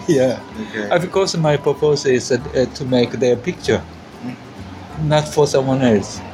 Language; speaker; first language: English; non-native, learner; Korean